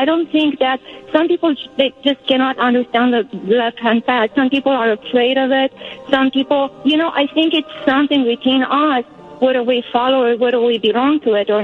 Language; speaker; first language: English; non-native, fluent; Romanian